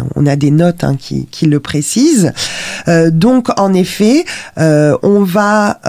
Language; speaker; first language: French; native; French